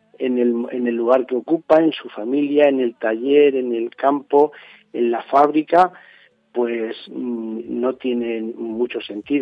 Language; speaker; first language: Spanish; native; Spanish